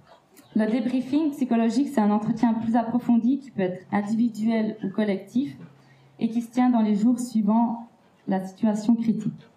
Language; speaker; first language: French; native; French